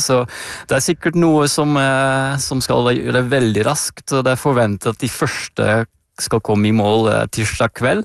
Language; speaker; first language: Norwegian; non-native, fluent; Dutch